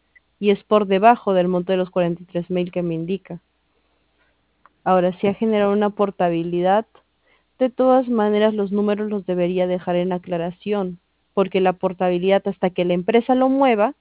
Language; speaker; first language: Spanish; native; Spanish